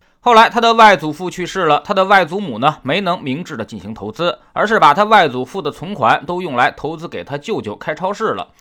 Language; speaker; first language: Chinese; native; Chinese